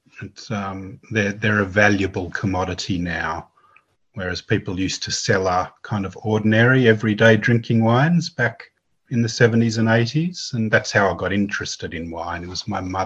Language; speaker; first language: English; native; English